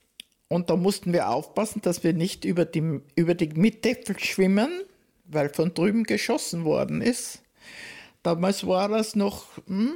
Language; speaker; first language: German; native; German